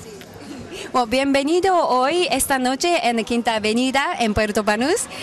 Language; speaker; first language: Spanish; non-native, fluent; Japanese